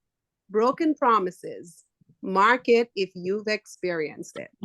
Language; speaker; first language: English; native; English